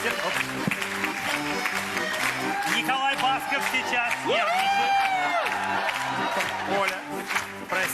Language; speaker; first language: Russian; native; Russian